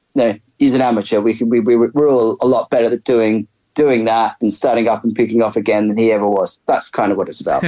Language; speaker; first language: English; native; English